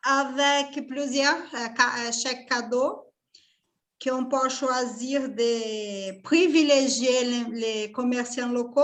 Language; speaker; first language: French; non-native, fluent; Portuguese